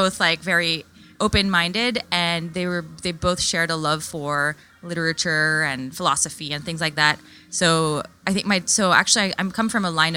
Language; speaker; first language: English; non-native, local second language; French